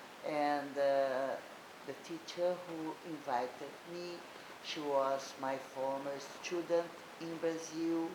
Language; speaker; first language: English; non-native, learner; Portuguese